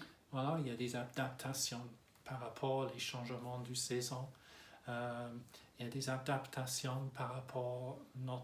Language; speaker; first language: French; non-native, fluent; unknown